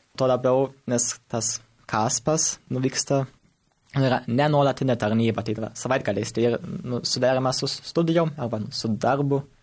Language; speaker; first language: Lithuanian; early bilingual, heritage; Lithuanian